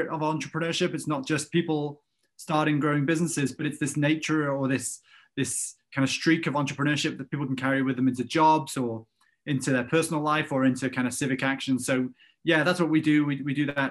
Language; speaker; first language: English; native; English